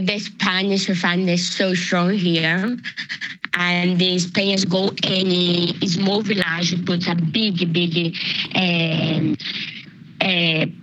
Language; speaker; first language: English; non-native, learner; Spanish